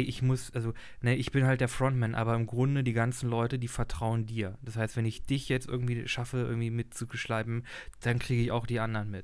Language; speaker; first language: German; native; German